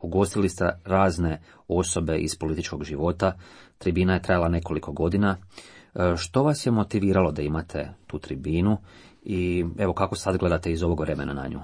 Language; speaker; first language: Croatian; native; Croatian